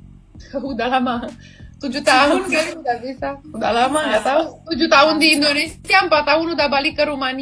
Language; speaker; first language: Indonesian; non-native, fluent; Romanian